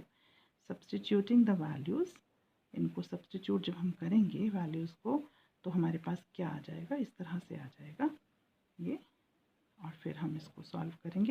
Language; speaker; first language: Hindi; native; Hindi